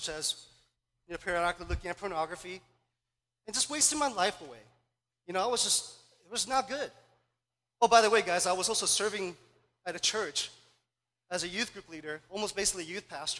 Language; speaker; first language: English; early bilingual, other home language; Chinese